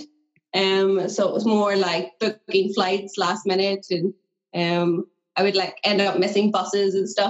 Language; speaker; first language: English; native; English